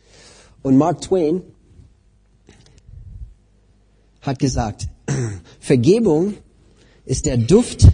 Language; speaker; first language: German; non-native, fluent; English